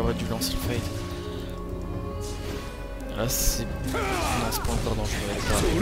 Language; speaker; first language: French; native; French